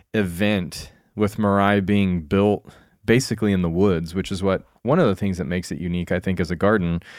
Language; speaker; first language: English; native; English